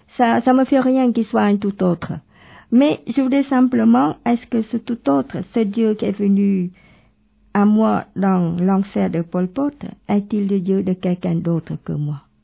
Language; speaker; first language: French; non-native, fluent; Khmer